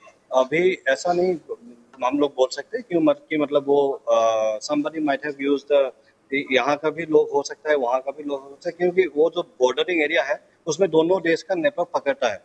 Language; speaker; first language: Hindi; non-native, local second language; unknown